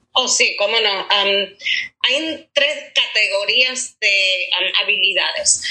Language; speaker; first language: Spanish; early bilingual, heritage; Spanish